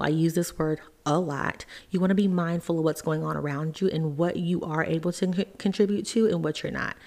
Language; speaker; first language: English; native; English